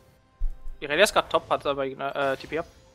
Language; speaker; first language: German; native; German